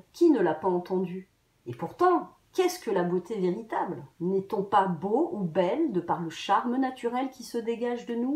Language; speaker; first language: French; native; French